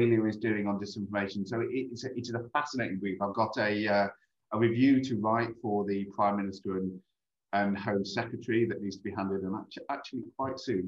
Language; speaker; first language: English; native; English